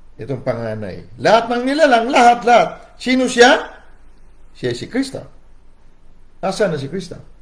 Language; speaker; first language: Filipino; non-native, local second language; Cebuano